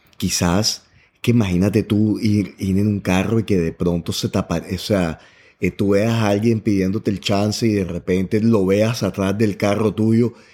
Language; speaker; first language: Spanish; native; Spanish